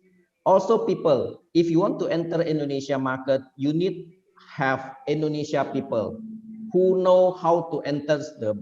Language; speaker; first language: English; non-native, fluent; Indonesian